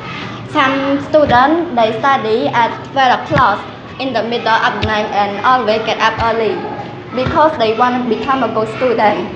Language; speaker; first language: English; non-native, learner; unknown